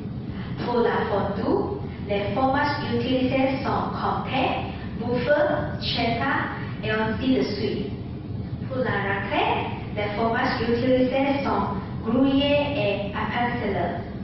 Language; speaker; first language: French; non-native, learner; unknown